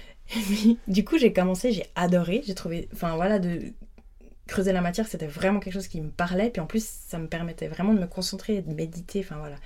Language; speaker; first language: French; native; French